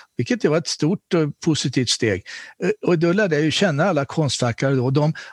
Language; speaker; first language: Swedish; native; Swedish